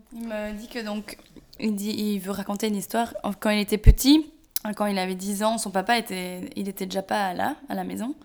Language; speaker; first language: French; native; French